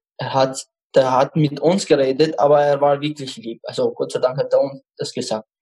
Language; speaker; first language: German; non-native, fluent; Arabic